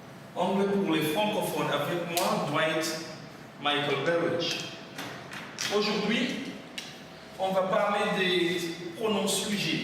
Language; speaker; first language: French; non-native, fluent; English